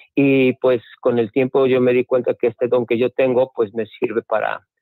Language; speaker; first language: Spanish; native; Spanish